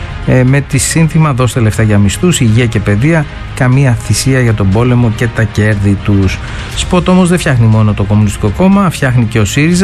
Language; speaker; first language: Greek; native; Greek